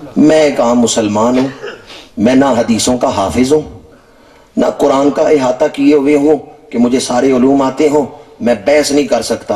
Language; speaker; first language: Urdu; non-native, local second language; Punjabi